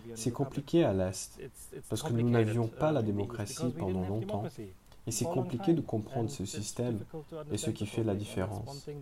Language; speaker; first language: French; non-native, fluent; German